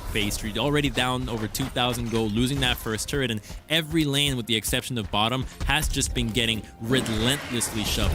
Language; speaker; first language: English; native; English